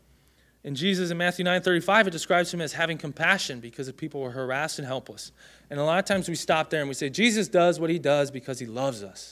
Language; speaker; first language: English; native; English